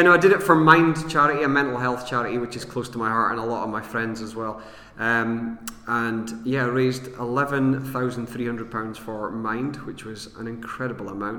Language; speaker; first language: English; native; English